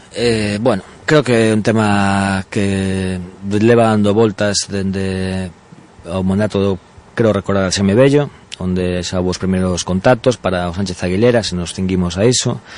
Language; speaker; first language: Galician; native; Galician